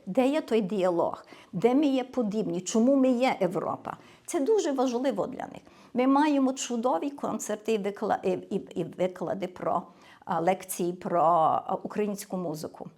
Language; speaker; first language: Ukrainian; early bilingual, heritage; Ukrainian